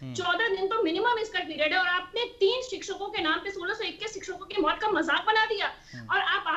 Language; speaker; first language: Hindi; native; Hindi